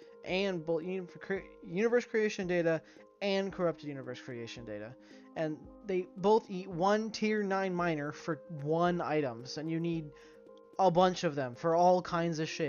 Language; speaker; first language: English; native; English